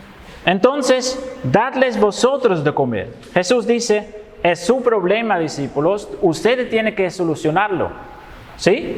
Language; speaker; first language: Spanish; non-native, fluent; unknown